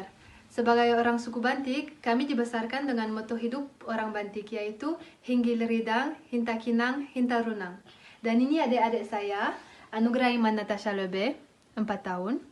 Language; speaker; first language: Indonesian; early bilingual, heritage; Indonesian